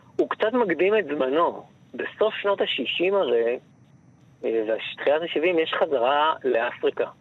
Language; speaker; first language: Hebrew; native; Hebrew